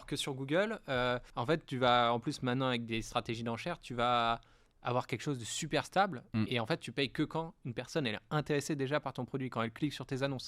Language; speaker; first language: French; native; French